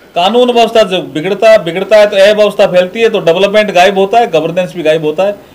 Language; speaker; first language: Hindi; native; Hindi